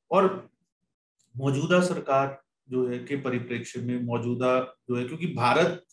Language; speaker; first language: Hindi; native; Hindi